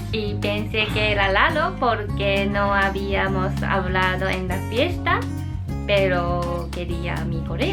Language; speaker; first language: Spanish; non-native, learner; Japanese